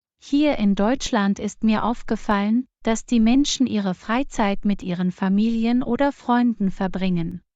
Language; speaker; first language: German; non-native, fluent; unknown